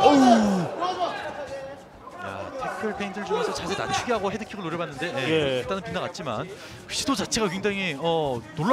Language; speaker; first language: Korean; native; Korean